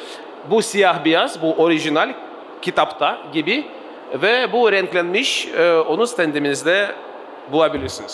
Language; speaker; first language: Turkish; non-native, fluent; Russian